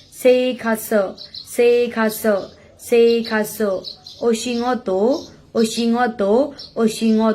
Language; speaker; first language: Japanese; non-native, fluent; Burmese